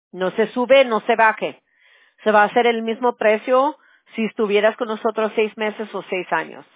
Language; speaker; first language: Spanish; early bilingual, other home language; English